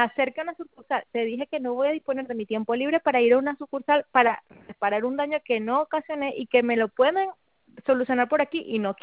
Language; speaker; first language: Spanish; native; Spanish